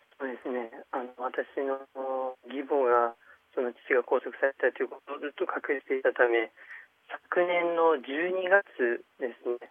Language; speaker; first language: Japanese; early bilingual, other home language; Chinese